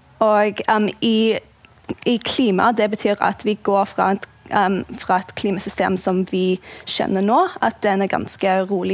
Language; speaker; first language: Norwegian; non-native, fluent; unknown